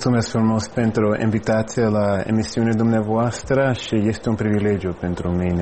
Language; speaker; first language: Romanian; non-native, fluent; English